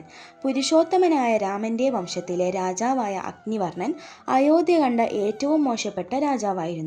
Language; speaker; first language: Malayalam; native; Malayalam